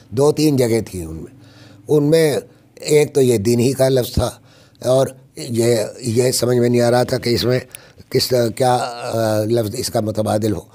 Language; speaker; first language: Urdu; native; Urdu